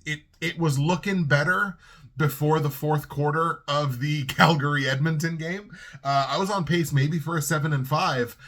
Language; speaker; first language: English; native; English